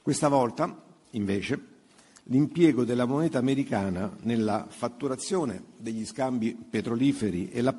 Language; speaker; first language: Italian; native; Italian